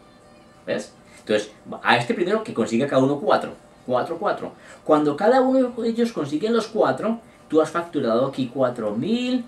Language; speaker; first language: Spanish; native; Spanish